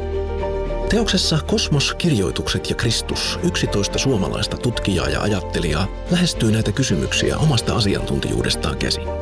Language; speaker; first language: Finnish; native; Finnish